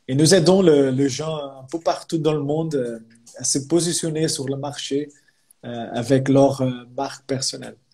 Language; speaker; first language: French; non-native, fluent; Portuguese